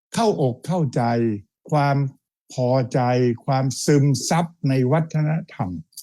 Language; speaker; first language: Thai; native; Thai